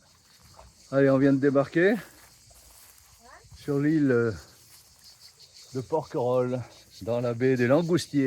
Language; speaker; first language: French; native; French